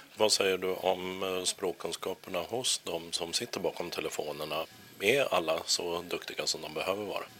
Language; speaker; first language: Swedish; native; Swedish